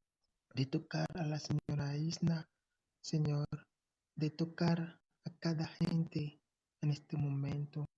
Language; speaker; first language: Spanish; non-native, fluent; English